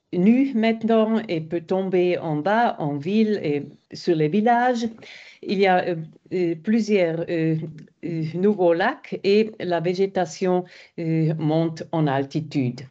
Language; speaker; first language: French; non-native, fluent; German